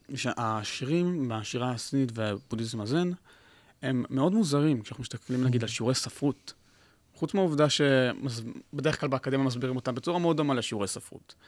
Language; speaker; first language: Hebrew; native; Hebrew